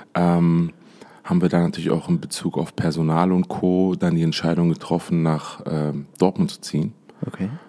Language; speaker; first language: German; native; German